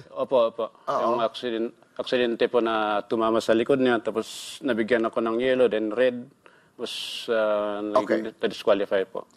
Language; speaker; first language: Filipino; non-native, local second language; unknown